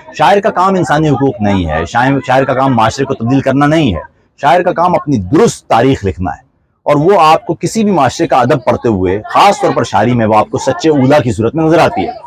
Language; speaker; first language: Urdu; native; Urdu